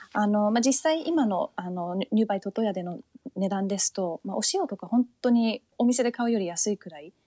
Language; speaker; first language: Japanese; early bilingual, heritage; Japanese